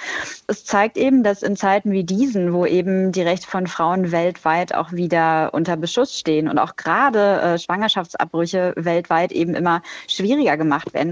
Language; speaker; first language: German; native; German